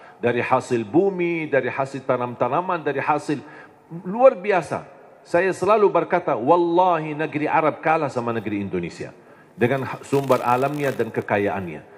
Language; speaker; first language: Indonesian; non-native, fluent; Arabic